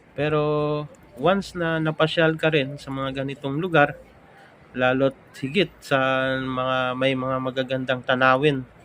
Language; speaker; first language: Filipino; non-native, local second language; Romany